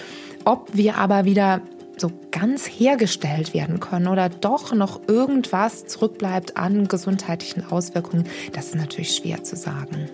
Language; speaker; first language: German; native; German